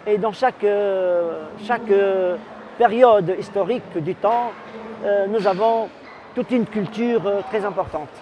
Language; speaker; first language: French; non-native, local second language; Arabic